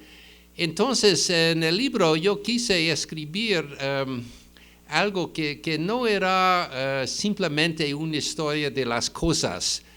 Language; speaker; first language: Spanish; non-native, fluent; English